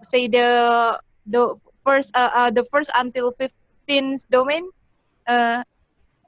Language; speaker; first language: English; non-native, learner; Indonesian